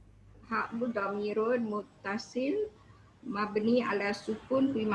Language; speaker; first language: Arabic; non-native, learner; Malay